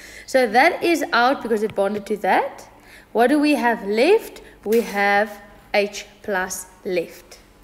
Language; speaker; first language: English; non-native, local second language; Afrikaans